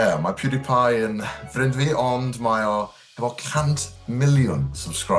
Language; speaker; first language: Welsh; non-native, local second language; English